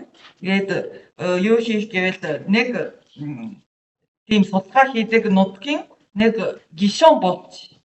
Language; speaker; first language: Mongolian; non-native, learner; Japanese